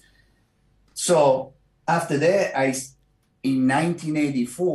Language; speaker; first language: English; non-native, fluent; Italian